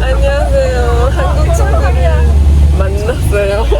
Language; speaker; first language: Korean; non-native, learner; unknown